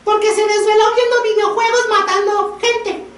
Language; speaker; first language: Spanish; native; Spanish